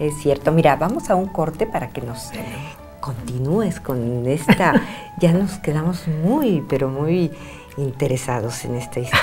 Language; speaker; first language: Spanish; native; Spanish